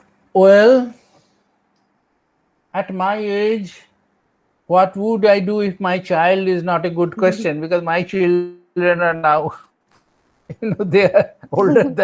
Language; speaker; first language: English; non-native, local second language; Bangla